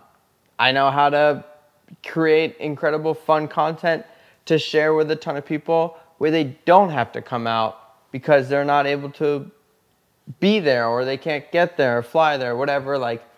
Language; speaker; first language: English; native; English